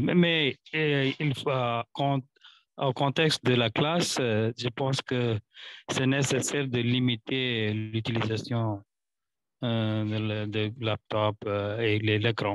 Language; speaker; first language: French; non-native, fluent; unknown